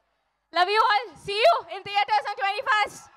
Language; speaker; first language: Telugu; non-native, fluent; Malayalam